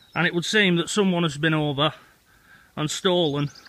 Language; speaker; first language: English; native; English